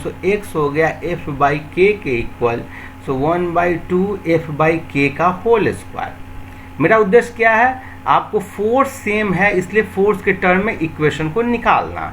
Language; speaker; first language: Hindi; native; Hindi